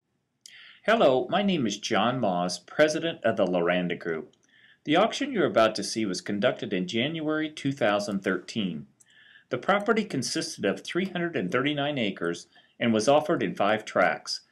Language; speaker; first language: English; native; English